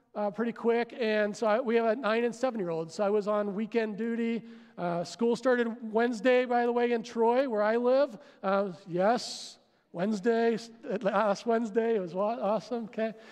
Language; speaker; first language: English; native; English